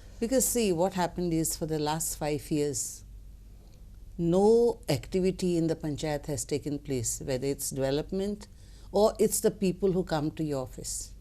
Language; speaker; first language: English; non-native, local second language; Konkani